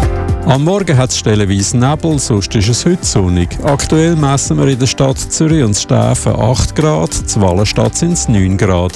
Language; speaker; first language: German; native; German